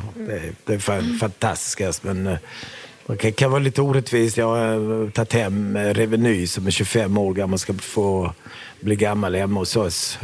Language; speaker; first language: Swedish; early bilingual, other home language; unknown